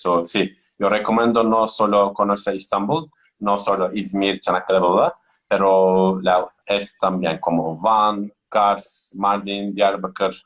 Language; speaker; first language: Spanish; non-native, learner; Turkish